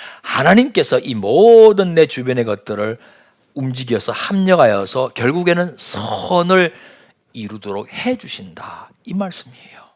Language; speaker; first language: Korean; native; Korean